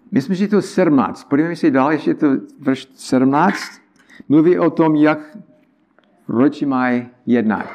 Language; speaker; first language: Czech; non-native, learner; English